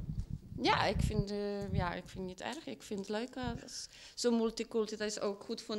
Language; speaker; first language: Dutch; non-native, fluent; Polish